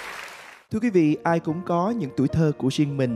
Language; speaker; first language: Vietnamese; native; Vietnamese